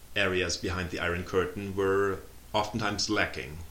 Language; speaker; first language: English; non-native, fluent; German